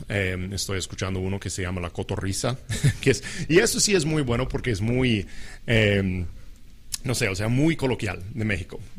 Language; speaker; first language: Spanish; non-native, fluent; English